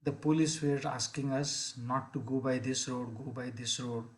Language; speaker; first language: English; non-native, local second language; Marathi